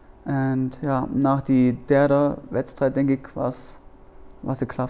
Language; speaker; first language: Dutch; non-native, learner; German